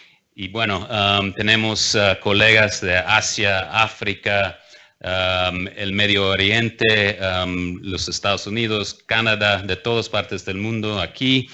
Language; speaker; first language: Spanish; non-native, fluent; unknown